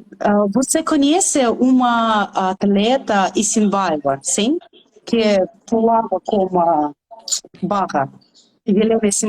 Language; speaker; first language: Portuguese; non-native, fluent; Russian